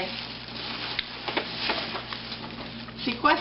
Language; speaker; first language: French; native; French